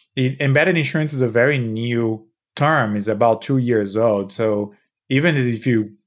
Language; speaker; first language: English; non-native, fluent; Portuguese